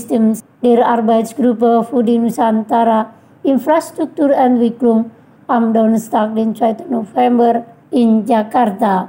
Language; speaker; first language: German; non-native, fluent; Indonesian